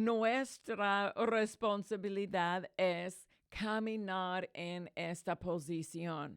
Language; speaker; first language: Spanish; non-native, fluent; English